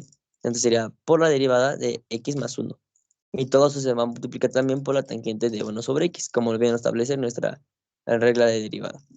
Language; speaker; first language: Spanish; native; Spanish